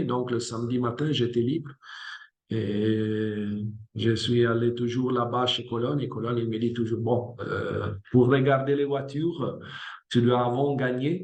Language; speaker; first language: French; non-native, fluent; Italian